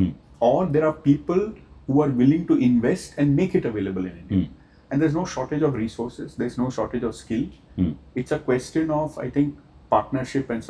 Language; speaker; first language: English; non-native, local second language; Hindi